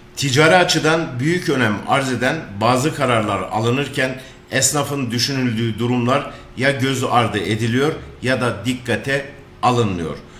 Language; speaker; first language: Turkish; native; Turkish